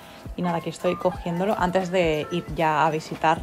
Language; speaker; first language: Spanish; native; Spanish